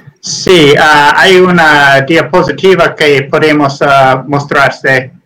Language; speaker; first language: Spanish; non-native, learner; English